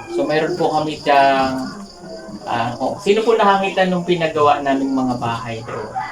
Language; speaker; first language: Filipino; native; Filipino